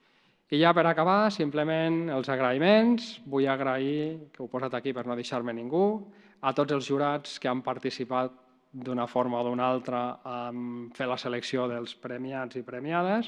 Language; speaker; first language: Catalan; native; Catalan